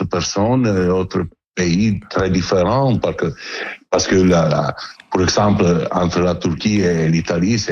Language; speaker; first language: French; non-native, learner; Italian